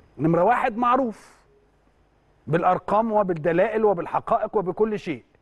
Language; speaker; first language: Arabic; native; Arabic